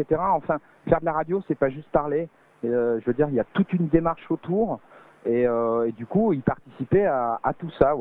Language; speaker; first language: French; native; French